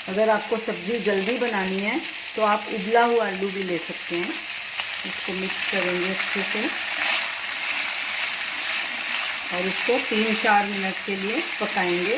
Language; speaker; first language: Hindi; native; Hindi